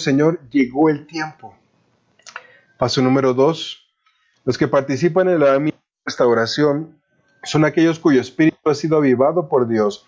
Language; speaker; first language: Spanish; native; Spanish